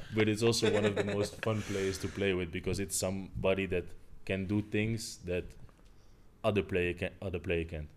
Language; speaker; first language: English; non-native, fluent; Dutch